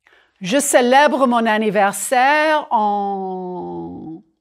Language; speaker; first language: French; non-native, fluent; English